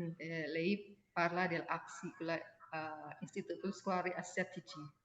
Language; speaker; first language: Italian; non-native, learner; Indonesian